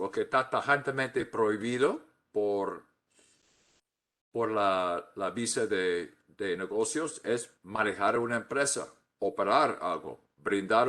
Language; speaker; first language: Spanish; non-native, fluent; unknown